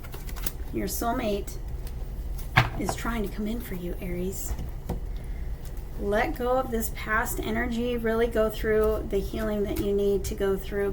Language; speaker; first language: English; native; English